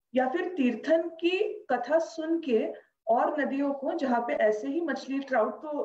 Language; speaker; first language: Hindi; non-native, local second language; Marathi